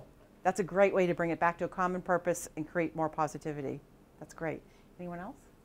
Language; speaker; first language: English; native; English